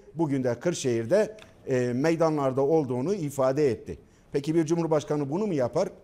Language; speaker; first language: Turkish; non-native, local second language; Kurdish